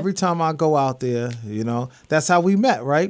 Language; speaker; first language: English; native; English